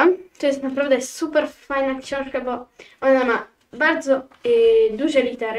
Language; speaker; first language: Polish; early bilingual, heritage; Polish